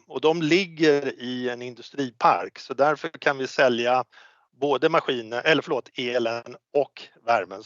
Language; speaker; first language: Swedish; native; Swedish